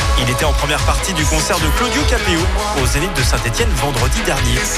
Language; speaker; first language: French; native; French